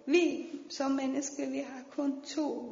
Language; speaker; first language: Danish; non-native, fluent; Persian